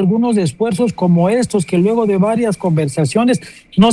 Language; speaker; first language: Spanish; native; Spanish